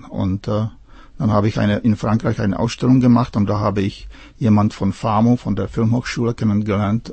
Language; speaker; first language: German; non-native, fluent; Czech